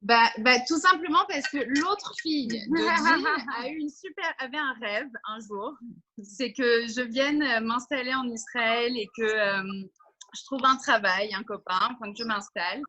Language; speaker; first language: French; early bilingual, heritage; French